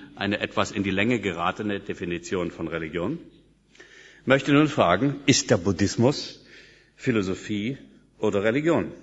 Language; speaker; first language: German; native; German